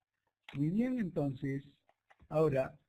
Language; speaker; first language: Spanish; native; Spanish